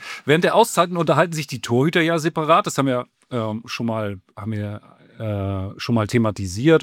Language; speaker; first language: German; native; German